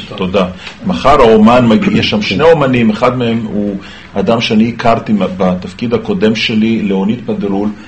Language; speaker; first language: Hebrew; native; Hebrew